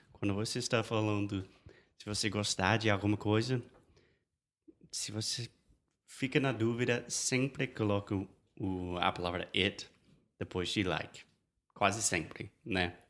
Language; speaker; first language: Portuguese; non-native, fluent; English